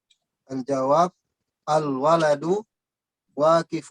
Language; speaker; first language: Arabic; non-native, learner; Indonesian